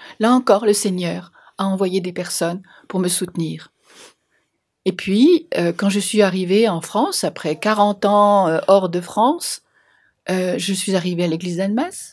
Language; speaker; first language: French; native; French